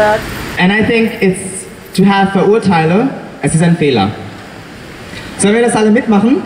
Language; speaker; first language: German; non-native, learner; Bangla